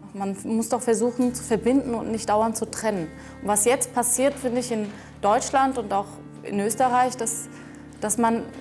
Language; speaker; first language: German; native; German